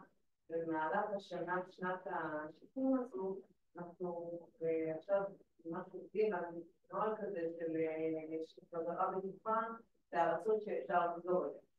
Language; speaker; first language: Hebrew; native; Hebrew